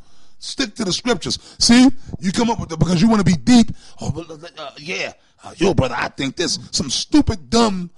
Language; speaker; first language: English; native; English